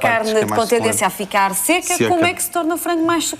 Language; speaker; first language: Portuguese; native; Portuguese